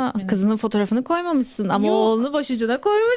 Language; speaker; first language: Turkish; native; Turkish